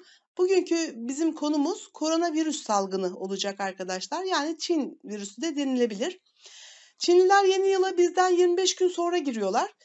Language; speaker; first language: Turkish; native; Turkish